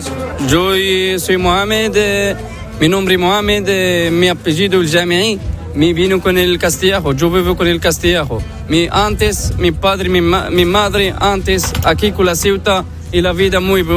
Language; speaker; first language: Spanish; non-native, learner; Arabic